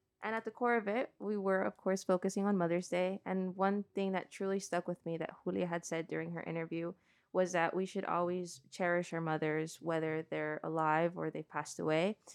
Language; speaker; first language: English; early bilingual, other home language; Spanish